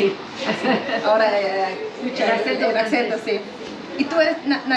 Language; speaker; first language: Spanish; non-native, learner; German